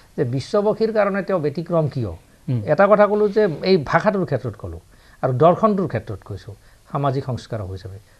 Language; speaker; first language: Assamese; native; Assamese